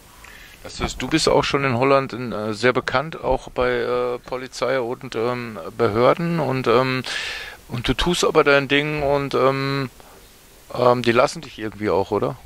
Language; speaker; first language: German; native; German